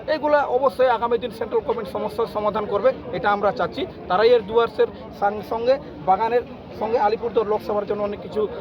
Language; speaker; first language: Bangla; non-native, local second language; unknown